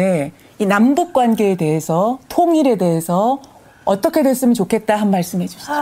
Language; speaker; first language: Korean; native; Korean